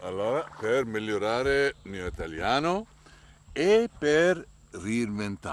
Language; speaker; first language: Italian; non-native, learner; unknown